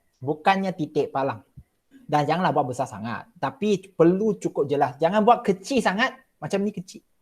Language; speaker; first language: Malay; non-native, local second language; Chinese